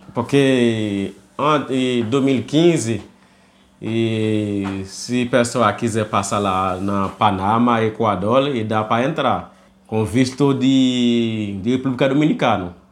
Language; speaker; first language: Portuguese; non-native, learner; Haitian Creole